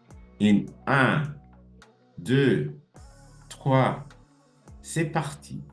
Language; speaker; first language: French; non-native, fluent; English